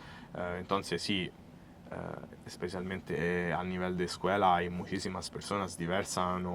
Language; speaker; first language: Spanish; non-native, fluent; Italian